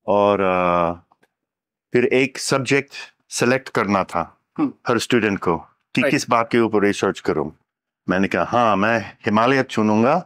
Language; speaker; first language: Hindi; non-native, fluent; English